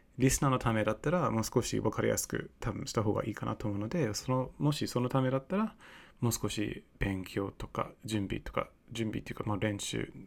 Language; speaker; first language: Japanese; non-native, fluent; English